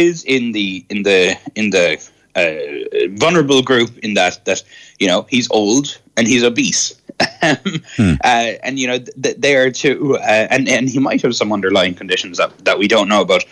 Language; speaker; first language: English; native; English